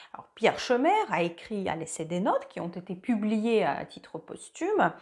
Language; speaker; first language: French; non-native, fluent; Russian